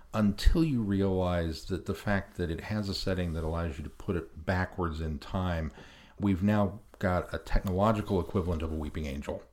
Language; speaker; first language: English; native; English